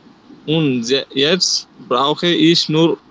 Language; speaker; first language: German; non-native, learner; Bangla